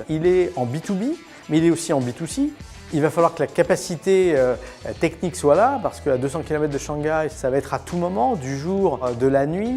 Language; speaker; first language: French; native; French